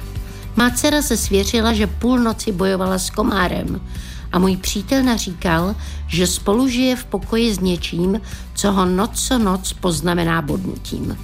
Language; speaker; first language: Czech; native; Czech